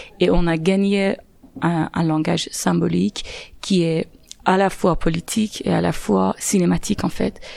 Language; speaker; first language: French; non-native, fluent; Persian